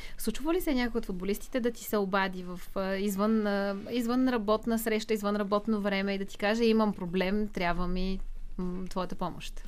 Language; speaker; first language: Bulgarian; native; Bulgarian